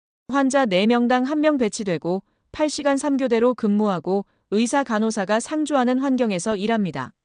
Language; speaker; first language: Korean; native; Korean